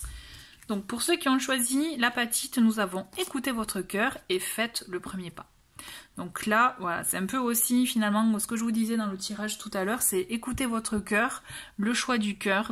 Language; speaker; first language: French; native; French